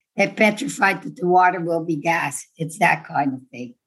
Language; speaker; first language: English; non-native, fluent; Dutch